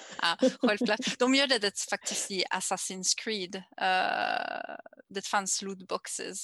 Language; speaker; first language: Swedish; non-native, learner; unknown